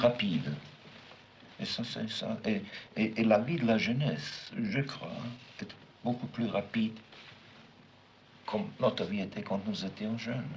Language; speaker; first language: French; non-native, fluent; German